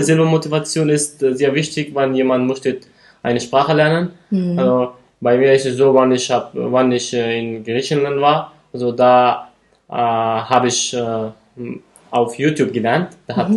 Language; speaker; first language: German; non-native, learner; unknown